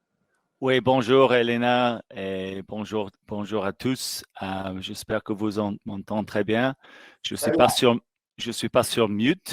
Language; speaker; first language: French; non-native, fluent; English